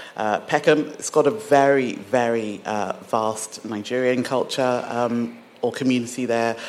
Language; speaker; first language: English; native; English